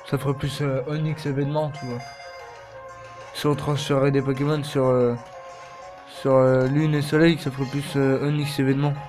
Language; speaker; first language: French; native; French